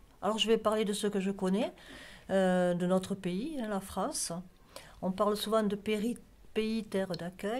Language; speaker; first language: French; native; French